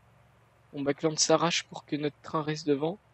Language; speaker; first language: French; native; French